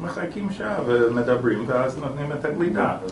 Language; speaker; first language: Hebrew; non-native, learner; English